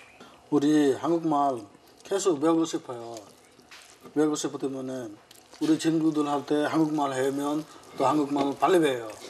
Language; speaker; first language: Korean; non-native, learner; Bangla